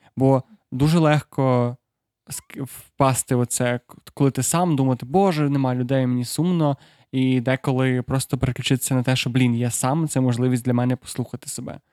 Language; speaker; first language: Ukrainian; non-native, local second language; Russian